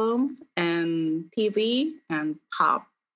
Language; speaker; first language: English; non-native, fluent; Korean